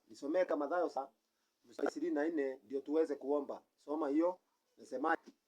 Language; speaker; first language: Swahili; non-native, local second language; Kikuyu